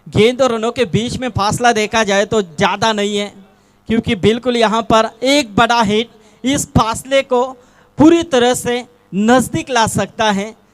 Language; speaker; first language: Hindi; non-native, local second language; Marathi